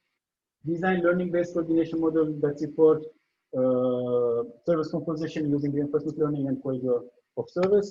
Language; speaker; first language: English; non-native, fluent; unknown